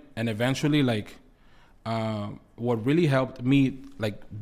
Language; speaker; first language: English; early bilingual, other home language; Spanish